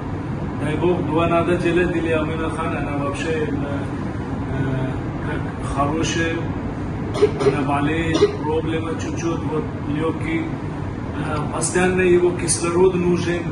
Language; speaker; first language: Russian; non-native, local second language; Uzbek